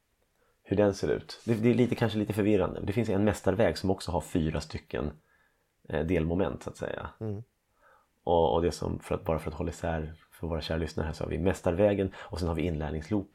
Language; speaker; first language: Swedish; native; Swedish